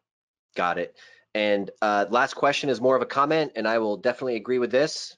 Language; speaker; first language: English; native; English